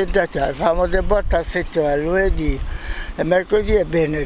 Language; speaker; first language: Italian; native; Italian